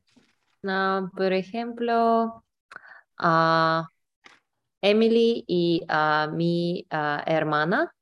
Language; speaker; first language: Spanish; non-native, learner; English